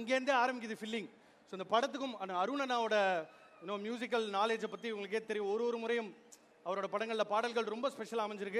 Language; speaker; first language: Tamil; native; Tamil